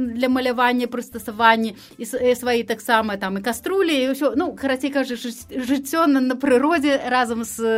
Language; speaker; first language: Belarusian; non-native, local second language; Russian